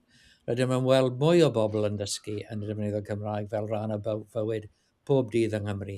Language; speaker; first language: Welsh; non-native, learner; English